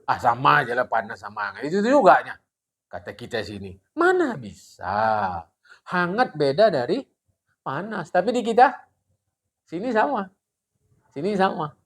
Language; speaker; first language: Malay; non-native, local second language; Indonesian